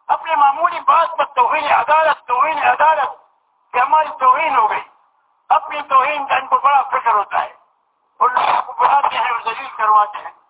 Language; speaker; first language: Urdu; non-native, local second language; Pashto